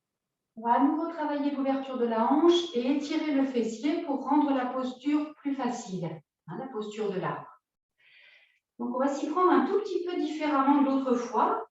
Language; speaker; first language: French; native; French